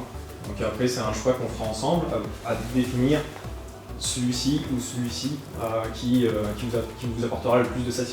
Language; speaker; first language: French; native; French